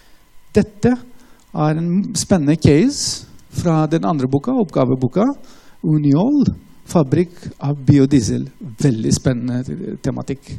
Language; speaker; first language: Norwegian; non-native, fluent; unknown